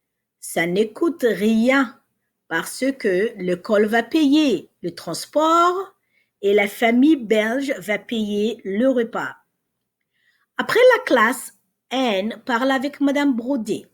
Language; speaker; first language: French; non-native, fluent; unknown